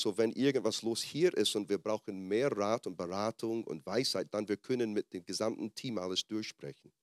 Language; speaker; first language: German; non-native, fluent; English